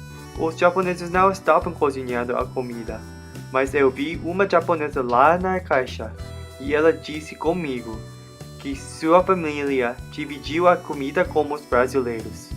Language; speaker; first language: Portuguese; non-native, learner; English